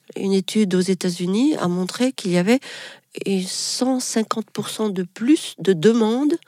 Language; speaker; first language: French; non-native, local second language; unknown